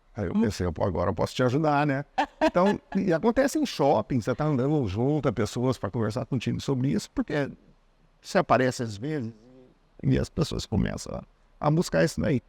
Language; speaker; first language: Portuguese; non-native, fluent; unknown